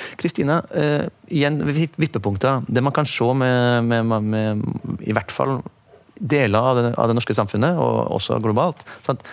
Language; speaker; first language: Norwegian; native; Norwegian